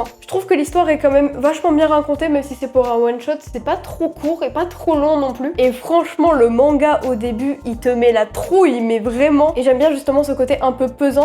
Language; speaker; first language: French; native; French